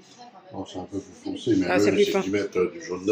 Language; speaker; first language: French; native; French